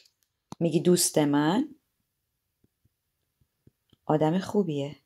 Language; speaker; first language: Persian; native; Persian